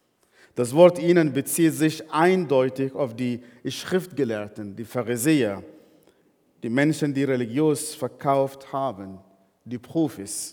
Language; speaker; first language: German; non-native, fluent; Arabic